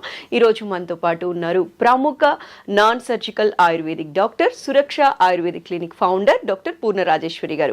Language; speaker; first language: Telugu; native; Telugu